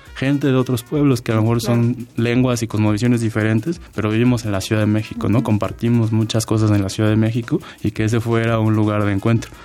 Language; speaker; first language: Spanish; native; Spanish